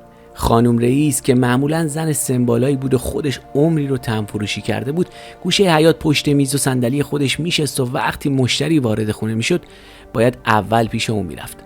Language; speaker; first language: Persian; native; Persian